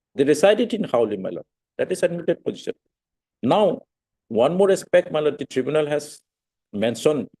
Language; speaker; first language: English; non-native, local second language; Assamese